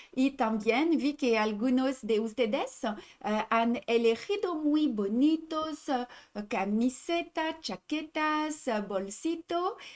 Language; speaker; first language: Spanish; non-native, learner; French